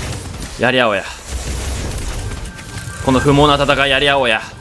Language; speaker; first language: Japanese; native; Japanese